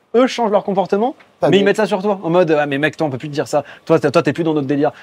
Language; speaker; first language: French; native; French